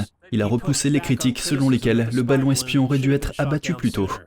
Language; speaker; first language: French; native; French